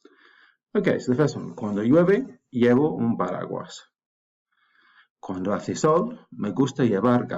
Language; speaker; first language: Spanish; non-native, fluent; English